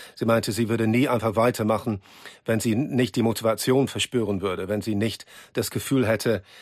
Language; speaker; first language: German; non-native, fluent; English